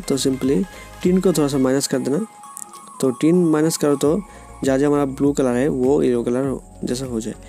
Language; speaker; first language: Hindi; non-native, local second language; Bangla